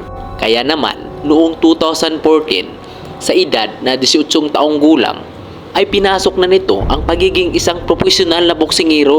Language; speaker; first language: Filipino; native; Filipino